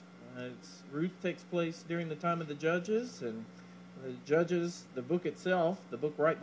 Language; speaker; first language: English; native; English